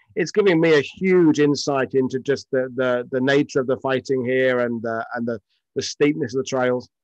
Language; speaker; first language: English; native; English